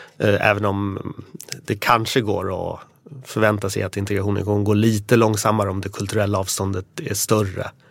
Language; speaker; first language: Swedish; native; Swedish